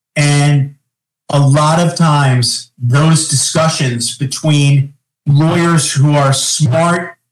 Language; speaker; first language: English; native; English